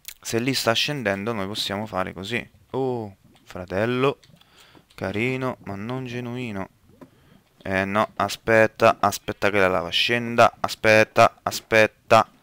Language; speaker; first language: Italian; native; Italian